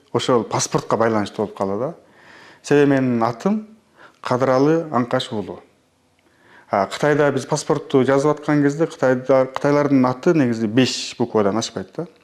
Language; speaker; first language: Kyrgyz; early bilingual, heritage; Kyrgyz